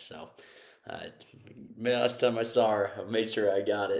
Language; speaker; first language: English; native; English